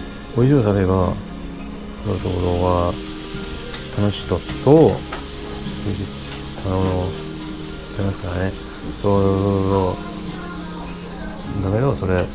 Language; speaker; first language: Japanese; non-native, learner; English